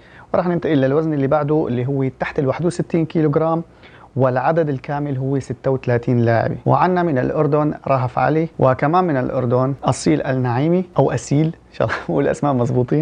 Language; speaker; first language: Arabic; early bilingual, heritage; Arabic